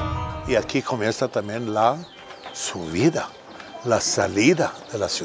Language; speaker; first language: Spanish; non-native, fluent; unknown